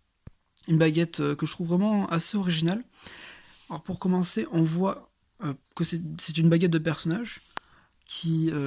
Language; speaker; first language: French; native; French